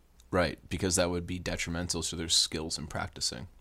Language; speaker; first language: English; native; English